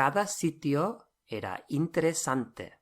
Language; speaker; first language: Spanish; non-native, fluent; English